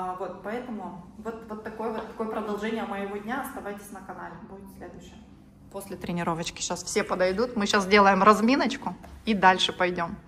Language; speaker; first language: Russian; native; Russian